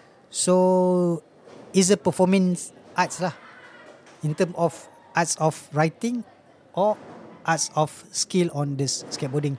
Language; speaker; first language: English; non-native, local second language; Malay